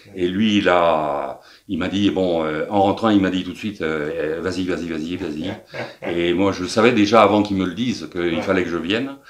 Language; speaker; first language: French; native; French